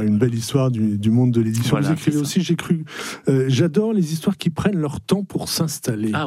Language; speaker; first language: French; native; French